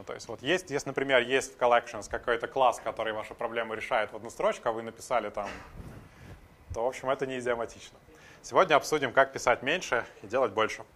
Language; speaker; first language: Russian; native; Russian